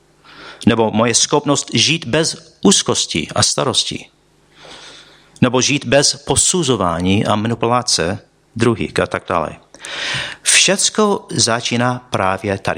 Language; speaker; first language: Czech; non-native, fluent; English